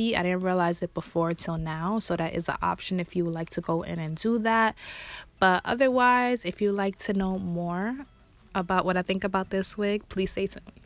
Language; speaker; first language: English; native; English